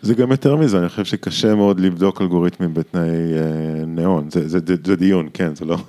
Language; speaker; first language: Hebrew; native; Hebrew